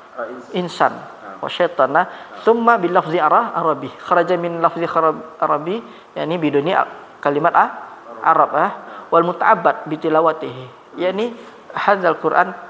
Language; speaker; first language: Arabic; non-native, fluent; Malay